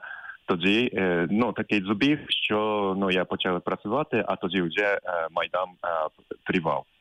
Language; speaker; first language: Ukrainian; non-native, fluent; Japanese